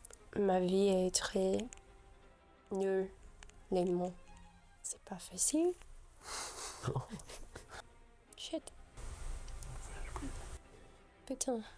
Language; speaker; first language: French; non-native, learner; English